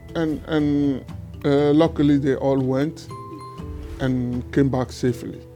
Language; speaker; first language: English; non-native, local second language; Ewe